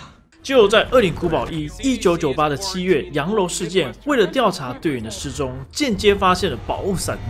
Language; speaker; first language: Chinese; native; Chinese